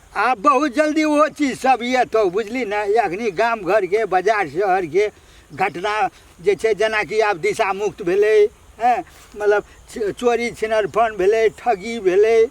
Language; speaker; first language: Maithili; native; Maithili